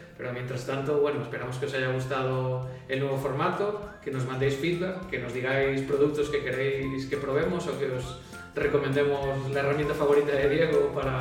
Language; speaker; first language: Spanish; native; Spanish